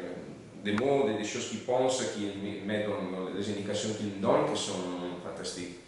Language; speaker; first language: French; non-native, learner; Italian